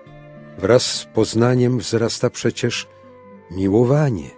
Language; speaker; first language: Polish; native; Polish